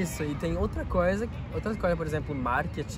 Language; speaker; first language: Portuguese; non-native, fluent; French